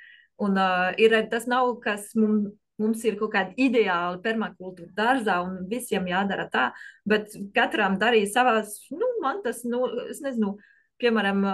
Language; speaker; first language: Latvian; non-native, learner; French